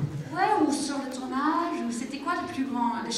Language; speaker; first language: French; native; French